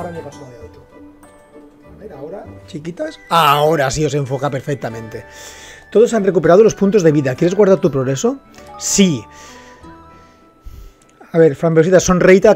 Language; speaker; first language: Spanish; native; Spanish